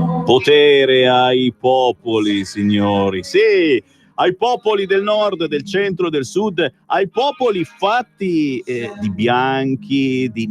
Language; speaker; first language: Italian; native; Italian